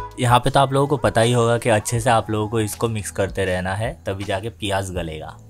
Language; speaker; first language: Hindi; native; Hindi